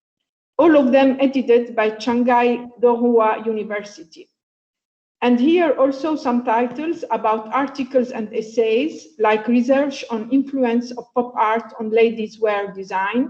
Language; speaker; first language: English; non-native, fluent; Italian